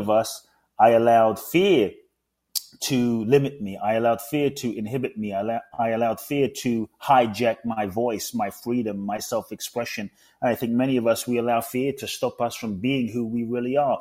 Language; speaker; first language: English; native; English